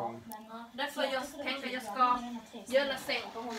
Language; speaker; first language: Swedish; non-native, learner; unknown